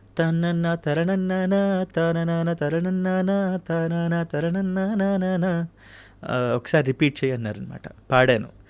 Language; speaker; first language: Telugu; native; Telugu